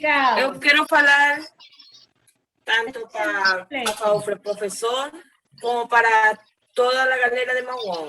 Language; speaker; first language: Portuguese; non-native, learner; Spanish